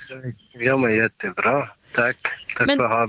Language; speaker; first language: Swedish; non-native, learner; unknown